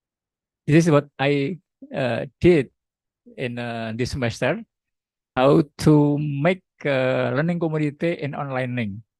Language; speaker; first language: English; non-native, learner; Indonesian